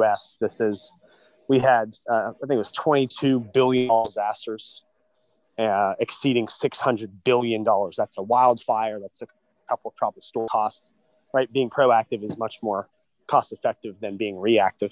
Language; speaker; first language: English; native; English